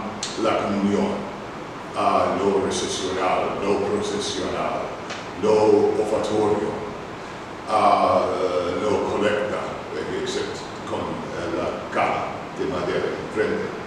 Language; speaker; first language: Spanish; non-native, learner; English